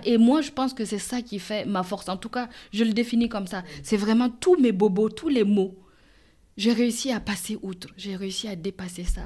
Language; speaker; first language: French; non-native, local second language; Mossi